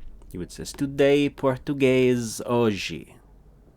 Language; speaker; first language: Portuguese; non-native, fluent; English